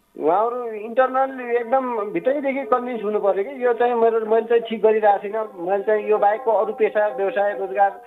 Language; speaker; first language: Nepali; native; Nepali